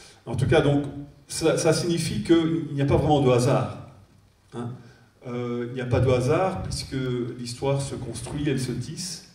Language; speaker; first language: French; native; French